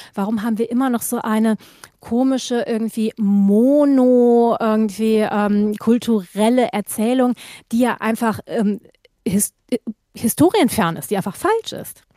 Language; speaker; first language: German; native; German